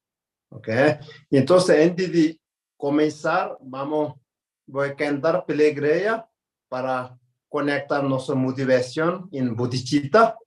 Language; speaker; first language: Spanish; non-native, learner; Tibetan